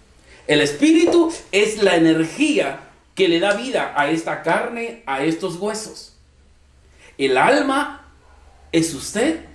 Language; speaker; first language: Spanish; native; Spanish